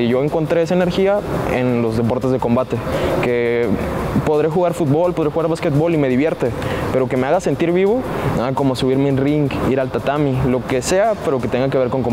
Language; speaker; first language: Spanish; native; Spanish